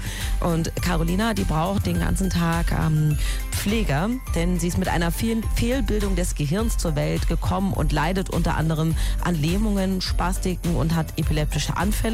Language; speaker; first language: German; native; German